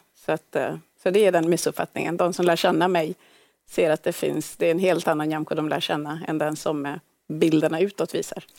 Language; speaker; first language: Swedish; early bilingual, other home language; Swahili